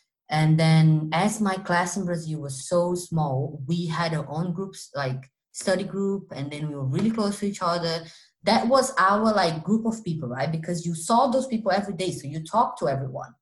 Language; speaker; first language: English; non-native, fluent; Portuguese